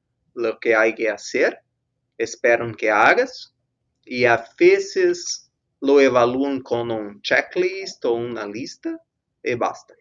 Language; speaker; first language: Spanish; non-native, fluent; Portuguese